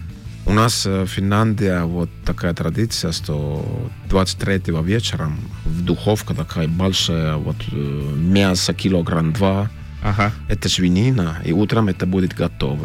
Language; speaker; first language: Russian; non-native, learner; Finnish